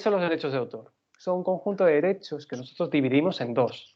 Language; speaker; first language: Spanish; native; Spanish